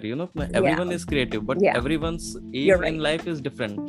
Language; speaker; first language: English; non-native, local second language; Hindi